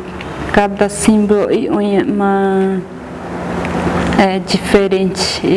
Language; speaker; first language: Portuguese; non-native, local second language; Guarani